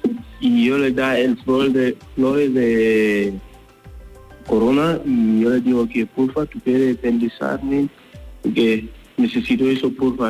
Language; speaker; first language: Spanish; non-native, learner; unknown